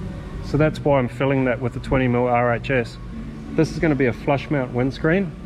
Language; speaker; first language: English; native; English